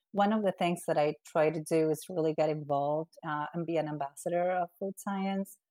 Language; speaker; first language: English; non-native, fluent; Spanish